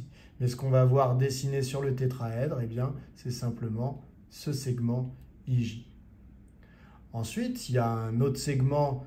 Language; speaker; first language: French; native; French